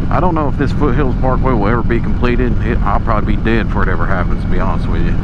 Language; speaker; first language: English; native; English